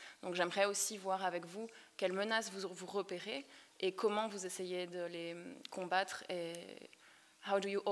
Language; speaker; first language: French; native; French